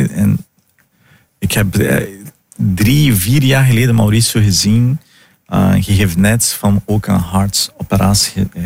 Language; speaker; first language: Dutch; non-native, learner; Portuguese